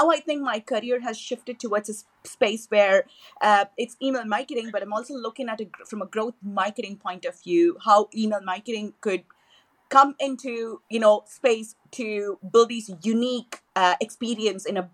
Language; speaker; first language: English; non-native, local second language; Tamil